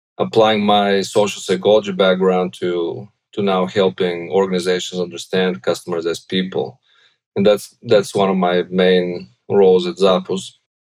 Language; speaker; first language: English; non-native, fluent; Bulgarian